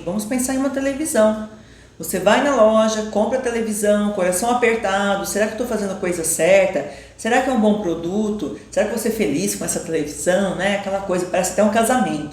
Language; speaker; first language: Portuguese; native; Portuguese